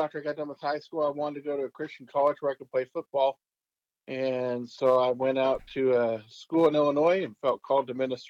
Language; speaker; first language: English; native; English